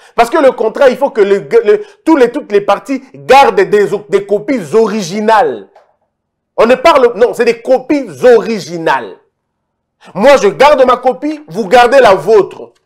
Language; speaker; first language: French; non-native, local second language; Lingala